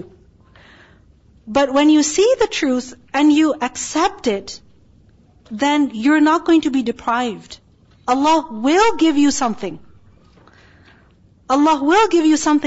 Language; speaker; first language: English; non-native, local second language; Urdu